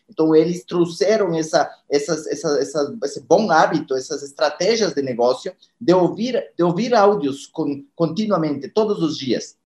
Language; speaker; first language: Portuguese; non-native, fluent; Spanish